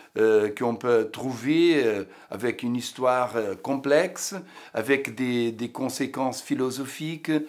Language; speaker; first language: French; non-native, fluent; Portuguese